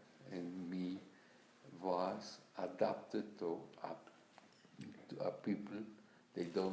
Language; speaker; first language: English; non-native, learner; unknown